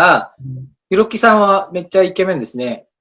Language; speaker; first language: Japanese; non-native, learner; Indonesian